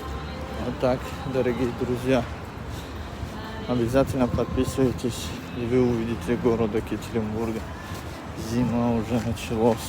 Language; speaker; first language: Russian; non-native, fluent; Tajik